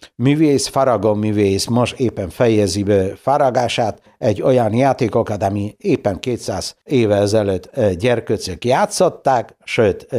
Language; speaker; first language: Hungarian; non-native, fluent; Polish